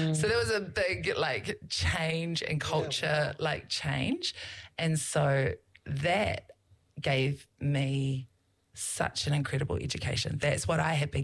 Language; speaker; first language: English; native; English